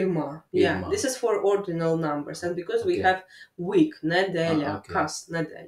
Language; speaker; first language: English; non-native, fluent; Latvian